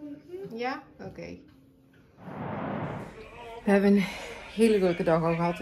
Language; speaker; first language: Dutch; native; Dutch